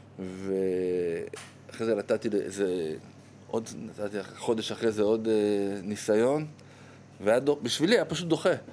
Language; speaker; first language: Hebrew; native; Hebrew